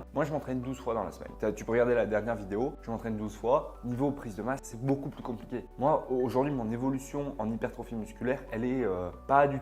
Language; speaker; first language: French; native; French